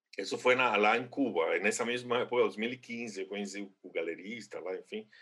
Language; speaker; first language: Portuguese; non-native, fluent; Spanish